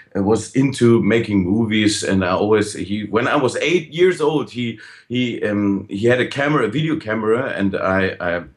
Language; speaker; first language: English; non-native, fluent; German